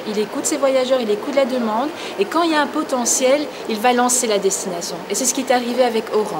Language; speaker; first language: French; native; French